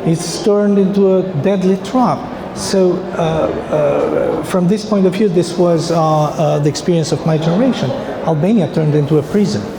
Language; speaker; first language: English; non-native, fluent; Albanian